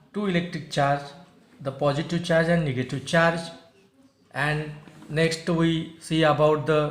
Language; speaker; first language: English; non-native, local second language; Marathi